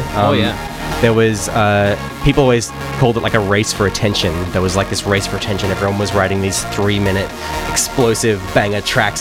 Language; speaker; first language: English; native; English